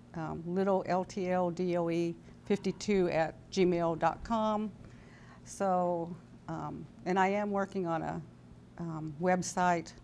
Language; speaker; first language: English; native; English